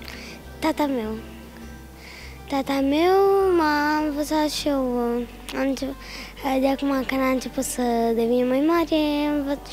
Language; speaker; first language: Romanian; early bilingual, heritage; Romanian